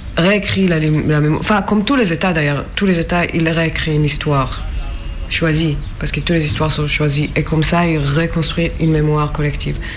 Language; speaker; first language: French; non-native, fluent; Hebrew